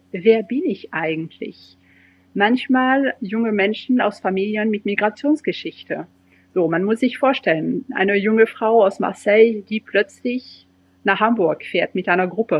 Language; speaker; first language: German; non-native, fluent; French